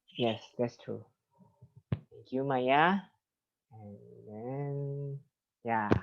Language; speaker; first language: English; non-native, fluent; Indonesian